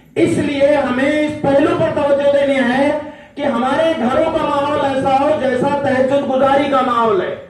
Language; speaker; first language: Urdu; native; Urdu